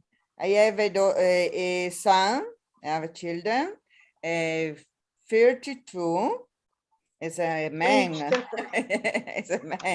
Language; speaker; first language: English; non-native, learner; Italian